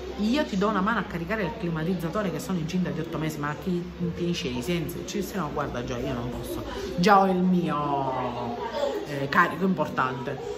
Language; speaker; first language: Italian; early bilingual, other home language; English